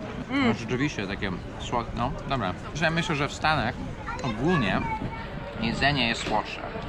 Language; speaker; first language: Polish; non-native, fluent; English